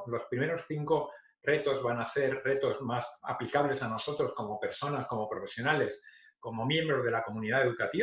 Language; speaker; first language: Spanish; native; Spanish